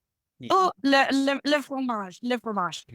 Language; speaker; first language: French; non-native, learner; Spanish